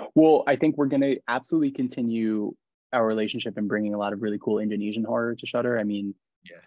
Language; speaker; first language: English; native; English